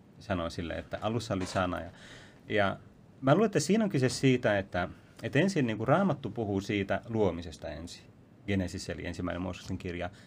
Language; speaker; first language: Finnish; native; Finnish